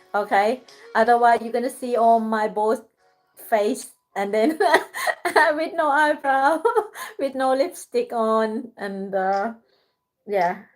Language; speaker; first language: English; non-native, fluent; Thai